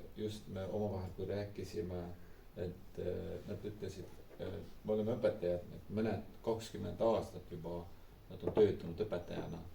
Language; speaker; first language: Estonian; non-native, fluent; Turkish